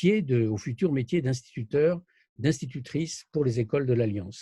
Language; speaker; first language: French; native; French